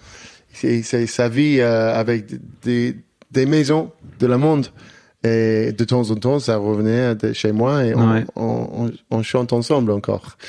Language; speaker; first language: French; non-native, learner; English